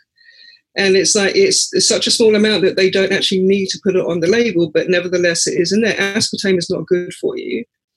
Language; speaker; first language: English; native; English